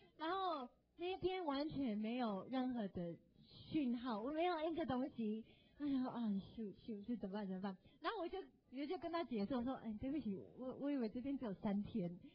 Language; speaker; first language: Chinese; non-native, fluent; English